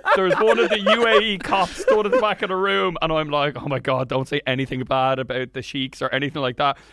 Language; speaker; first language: English; native; English